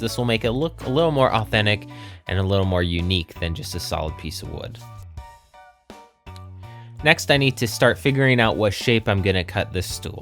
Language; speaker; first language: English; native; English